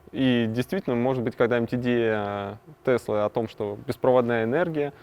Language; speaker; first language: Russian; native; Russian